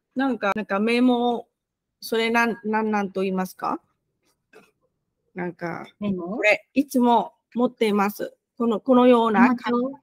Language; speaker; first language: Japanese; non-native, fluent; Vietnamese